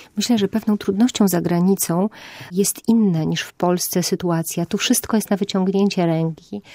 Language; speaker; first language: Polish; native; Polish